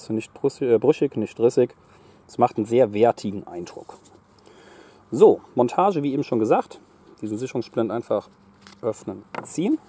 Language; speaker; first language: German; native; German